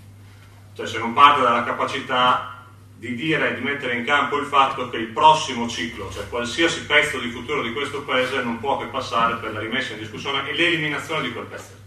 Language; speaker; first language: Italian; native; Italian